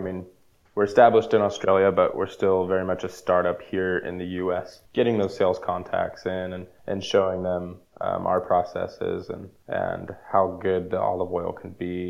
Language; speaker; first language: English; native; English